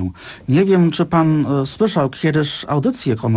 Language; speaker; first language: Polish; non-native, fluent; German